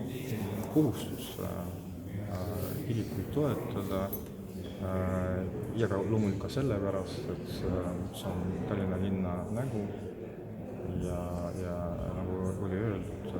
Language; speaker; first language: Estonian; non-native, local second language; Russian